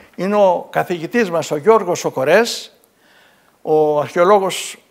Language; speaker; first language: Greek; native; Greek